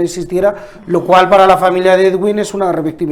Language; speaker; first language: Spanish; native; Spanish